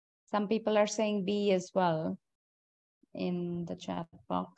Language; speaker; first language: English; non-native, local second language; Hindi